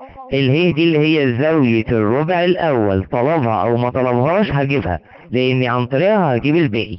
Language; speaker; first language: Arabic; native; Arabic